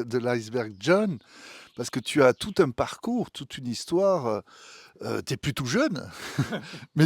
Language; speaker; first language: French; native; French